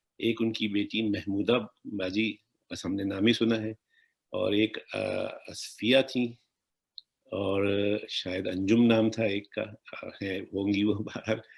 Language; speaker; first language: Urdu; native; Urdu